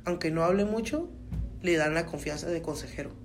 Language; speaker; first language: Spanish; early bilingual, heritage; Spanish